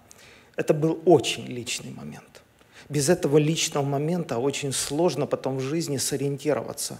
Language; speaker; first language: Russian; native; Russian